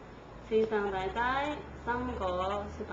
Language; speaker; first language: Cantonese; non-native, learner; Indonesian